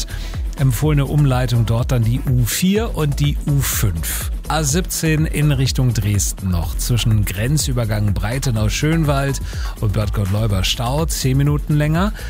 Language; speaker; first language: German; native; German